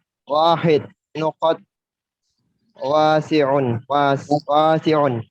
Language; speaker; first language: Arabic; non-native, learner; Indonesian